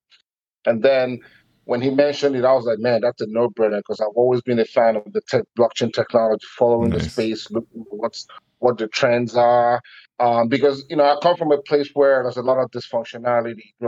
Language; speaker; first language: English; non-native, local second language; Igbo